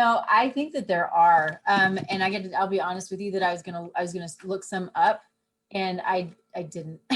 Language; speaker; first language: English; native; English